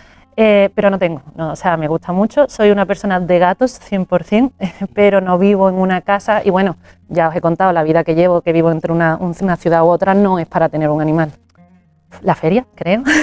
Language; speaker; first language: Spanish; native; Spanish